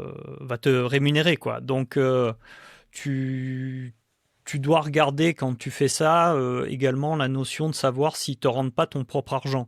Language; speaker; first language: French; native; French